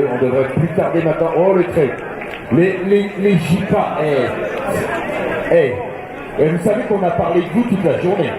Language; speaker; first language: French; native; French